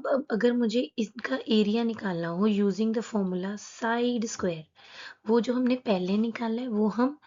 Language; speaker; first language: Hindi; native; Hindi